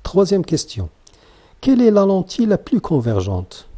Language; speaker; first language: French; non-native, local second language; Arabic